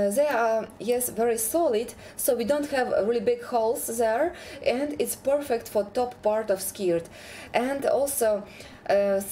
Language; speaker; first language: English; non-native, fluent; Ukrainian